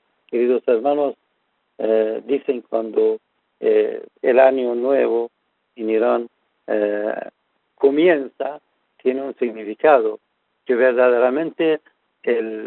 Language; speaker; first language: Spanish; non-native, fluent; Persian